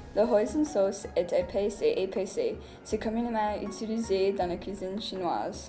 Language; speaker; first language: French; non-native, fluent; English